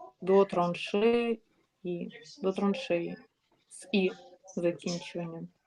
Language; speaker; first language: Ukrainian; non-native, learner; Russian